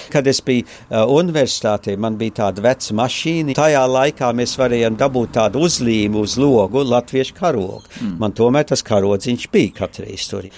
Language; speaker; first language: Latvian; early bilingual, heritage; Latvian